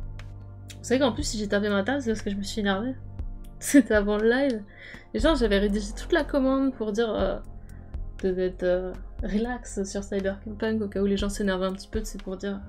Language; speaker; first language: French; native; French